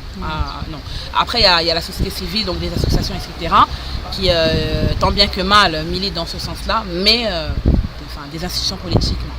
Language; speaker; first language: French; non-native, local second language; Arabic